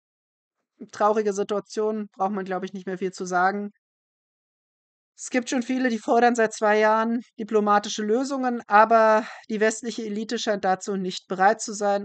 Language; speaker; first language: German; native; German